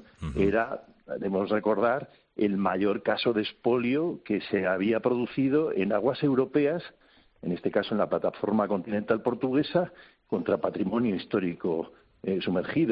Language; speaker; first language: Spanish; native; Spanish